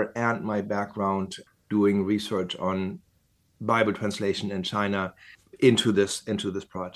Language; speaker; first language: English; non-native, fluent; German